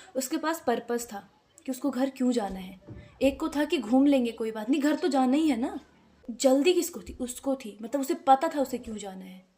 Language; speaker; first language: Hindi; native; Hindi